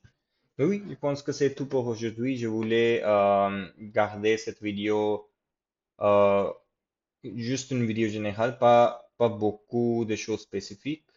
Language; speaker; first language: French; non-native, fluent; English